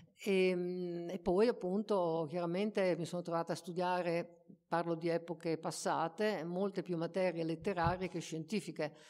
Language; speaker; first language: Italian; native; Italian